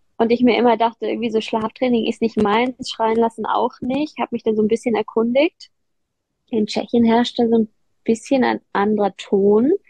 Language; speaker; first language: German; native; German